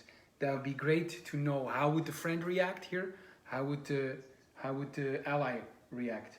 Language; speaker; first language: English; non-native, fluent; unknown